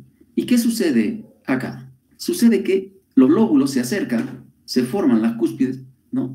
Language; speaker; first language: Spanish; native; Spanish